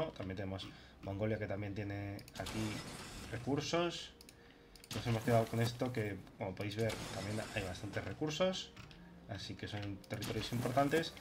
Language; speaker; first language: Spanish; native; Spanish